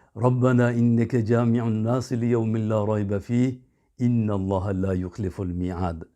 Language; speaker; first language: Arabic; non-native, fluent; Turkish